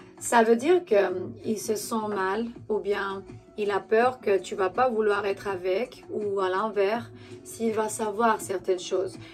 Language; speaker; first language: French; non-native, fluent; Romanian